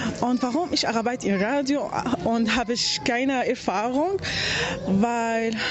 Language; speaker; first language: German; non-native, learner; Arabic